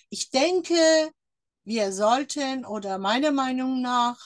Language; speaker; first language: German; non-native, fluent; Turkish